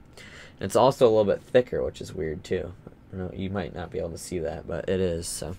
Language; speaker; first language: English; native; English